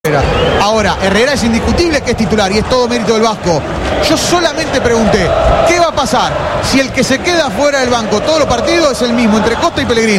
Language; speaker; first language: Spanish; native; Spanish